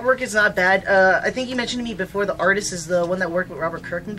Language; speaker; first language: English; native; English